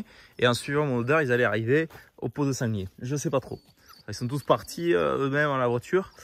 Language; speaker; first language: French; native; French